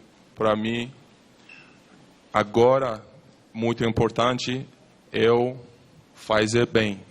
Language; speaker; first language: Portuguese; non-native, learner; English